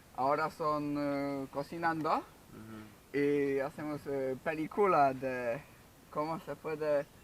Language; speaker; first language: Spanish; non-native, learner; Polish